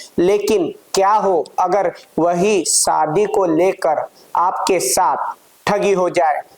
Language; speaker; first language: Hindi; non-native, local second language; Marathi